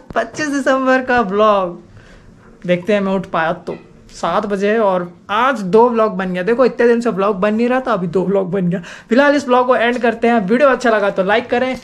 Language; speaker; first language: Hindi; native; Hindi